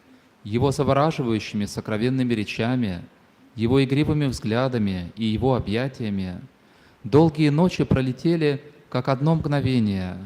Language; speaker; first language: Russian; native; Russian